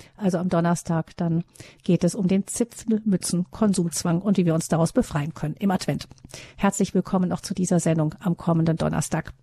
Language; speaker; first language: German; native; German